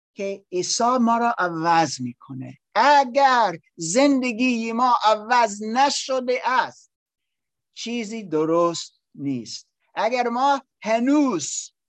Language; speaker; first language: Persian; non-native, learner; English